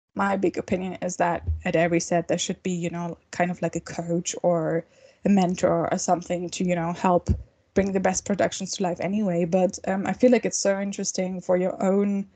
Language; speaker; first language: English; non-native, fluent; German